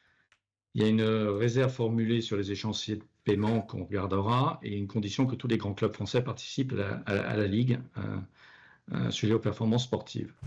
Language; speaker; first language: French; native; French